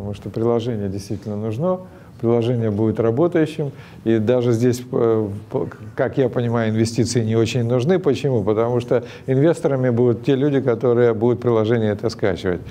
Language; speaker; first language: Russian; native; Russian